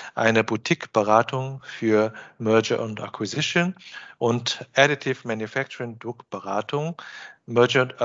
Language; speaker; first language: German; non-native, fluent; Chinese